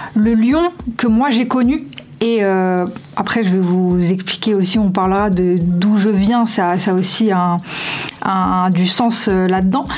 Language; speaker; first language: French; native; French